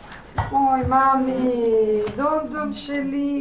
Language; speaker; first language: Hebrew; non-native, fluent; French